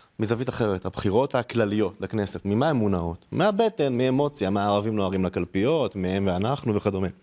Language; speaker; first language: Hebrew; native; Hebrew